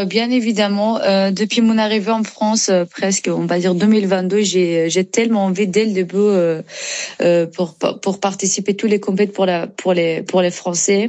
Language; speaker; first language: French; non-native, learner; Persian